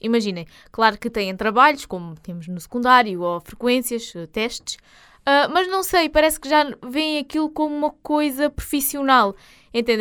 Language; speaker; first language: Portuguese; native; Portuguese